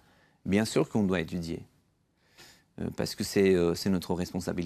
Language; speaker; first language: French; non-native, fluent; Georgian